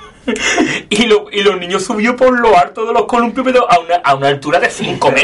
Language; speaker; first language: Spanish; native; Spanish